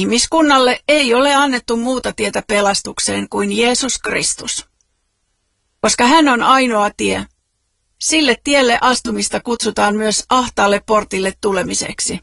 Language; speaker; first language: Finnish; native; Finnish